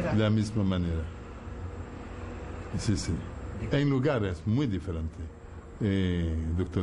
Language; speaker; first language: Spanish; non-native, fluent; Haitian Creole